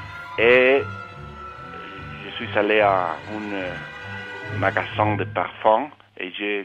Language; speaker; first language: French; non-native, fluent; Spanish